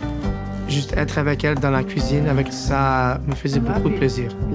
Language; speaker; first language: French; non-native, local second language; English